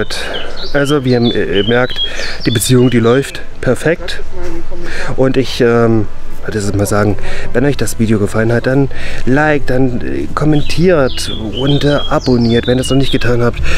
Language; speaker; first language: German; native; German